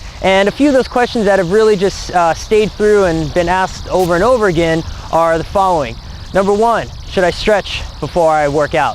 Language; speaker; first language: English; native; English